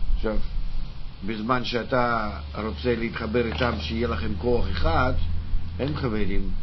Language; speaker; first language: Hebrew; non-native, fluent; Russian